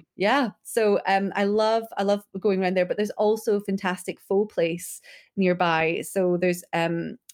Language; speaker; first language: English; early bilingual, other home language; Urdu